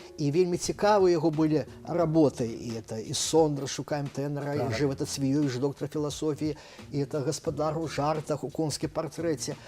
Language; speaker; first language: Belarusian; native; Belarusian